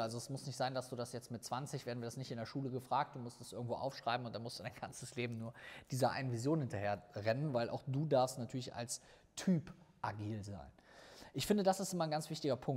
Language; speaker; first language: German; native; German